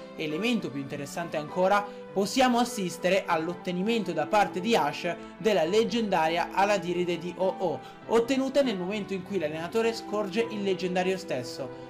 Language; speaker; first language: Italian; native; Italian